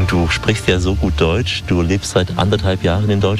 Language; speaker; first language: German; native; German